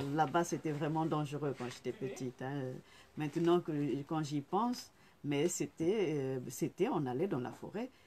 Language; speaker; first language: French; non-native, fluent; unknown